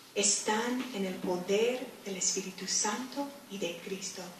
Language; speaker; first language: Spanish; non-native, fluent; English